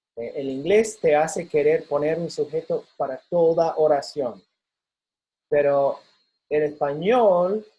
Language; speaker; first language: Spanish; non-native, fluent; English